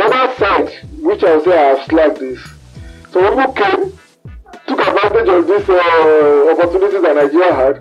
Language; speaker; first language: English; non-native, local second language; Yoruba